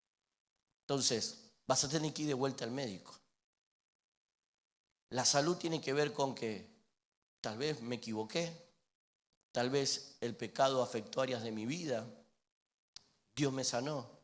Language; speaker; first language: Spanish; native; Spanish